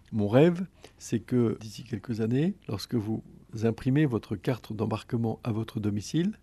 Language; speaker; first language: French; native; French